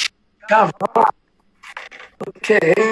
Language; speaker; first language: Hebrew; non-native, learner; English